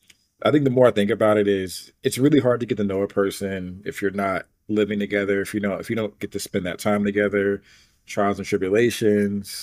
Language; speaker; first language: English; native; English